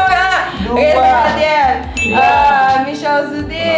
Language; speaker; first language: Indonesian; non-native, fluent; Portuguese